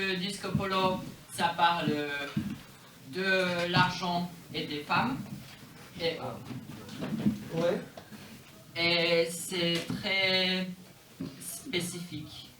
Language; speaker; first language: French; non-native, fluent; Polish